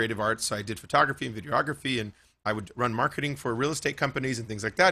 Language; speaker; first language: English; native; English